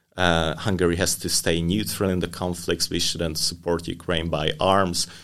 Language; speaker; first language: English; non-native, fluent; Hungarian